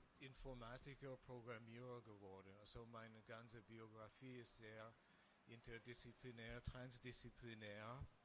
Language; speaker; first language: German; non-native, fluent; English